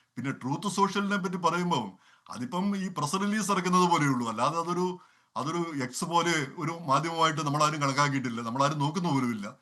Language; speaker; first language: Malayalam; native; Malayalam